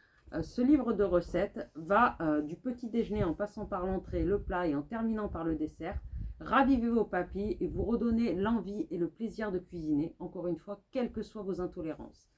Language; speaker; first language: French; native; French